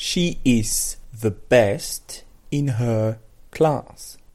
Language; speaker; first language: English; non-native, fluent; French